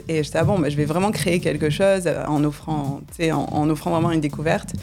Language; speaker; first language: French; native; French